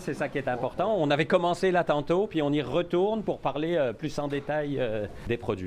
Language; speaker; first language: French; native; French